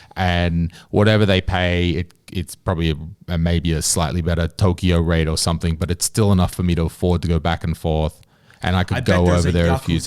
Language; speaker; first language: English; native; English